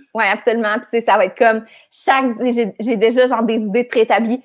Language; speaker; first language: French; native; French